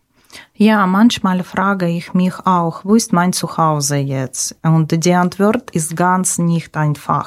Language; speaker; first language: German; non-native, learner; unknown